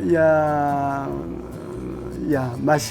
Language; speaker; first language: Indonesian; non-native, learner; Korean